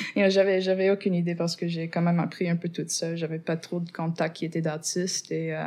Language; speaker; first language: French; non-native, fluent; English